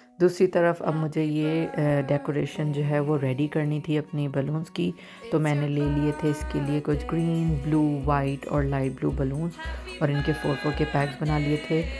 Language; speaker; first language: Urdu; native; Urdu